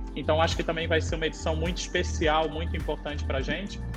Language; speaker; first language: Portuguese; native; Portuguese